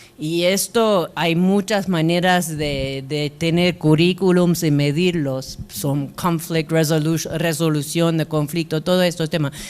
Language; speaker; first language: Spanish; non-native, learner; English